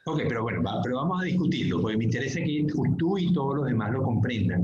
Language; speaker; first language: Spanish; native; Spanish